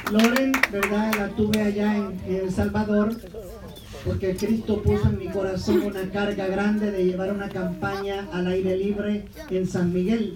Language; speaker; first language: Spanish; native; Spanish